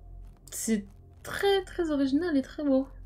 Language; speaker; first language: French; native; French